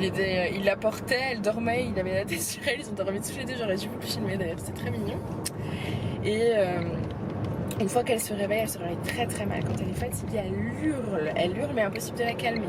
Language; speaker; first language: French; native; French